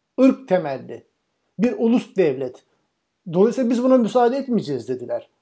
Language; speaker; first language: Turkish; native; Turkish